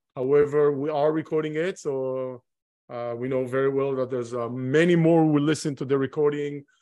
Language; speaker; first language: English; non-native, fluent; Hebrew